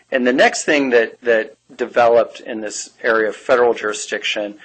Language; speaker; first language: English; native; English